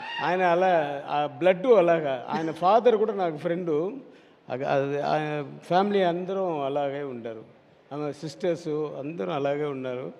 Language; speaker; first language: Telugu; non-native, learner; Tamil